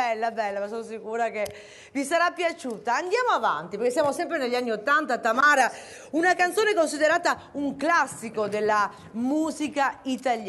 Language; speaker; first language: Italian; native; Italian